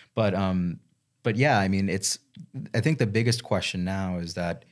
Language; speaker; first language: English; native; English